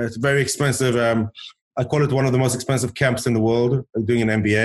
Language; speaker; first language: English; early bilingual, other home language; Hebrew